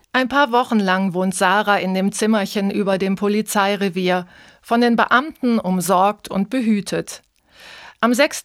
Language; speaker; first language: German; native; German